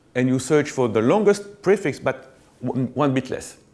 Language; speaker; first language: English; non-native, fluent; French